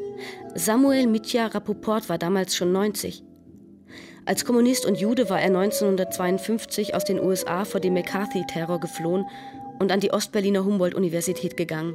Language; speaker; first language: German; native; German